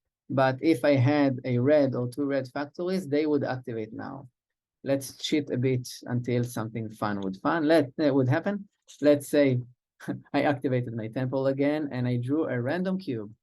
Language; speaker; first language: English; non-native, fluent; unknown